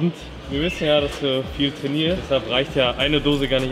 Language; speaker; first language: German; native; German